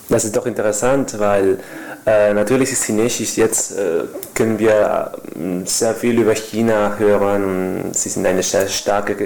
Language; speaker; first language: German; non-native, fluent; Spanish